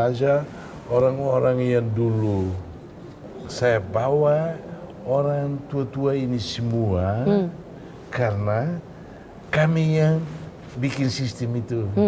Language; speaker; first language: Indonesian; non-native, fluent; Tetum